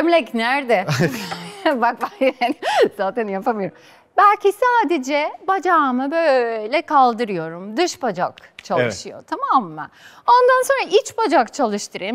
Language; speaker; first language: Turkish; non-native, fluent; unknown